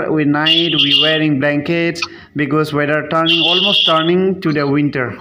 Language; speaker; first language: English; non-native, local second language; Assamese